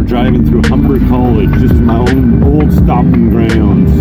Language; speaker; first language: English; native; English